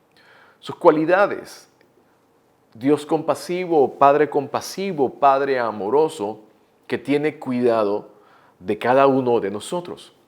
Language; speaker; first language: Spanish; native; Spanish